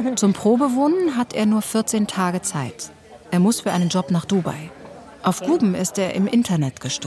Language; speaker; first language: German; native; German